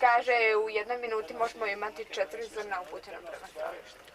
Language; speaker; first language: Croatian; native; Croatian